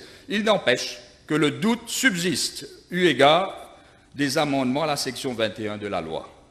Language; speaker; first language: French; non-native, local second language; Morisyen